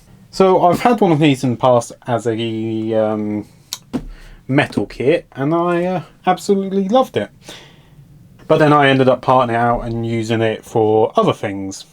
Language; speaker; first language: English; native; English